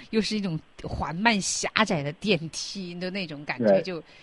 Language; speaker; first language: Chinese; native; Chinese